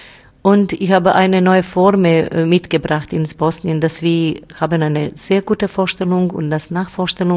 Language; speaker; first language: German; non-native, fluent; Bosnian